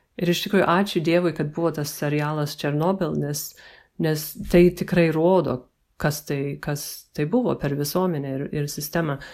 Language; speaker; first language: Lithuanian; early bilingual, heritage; Lithuanian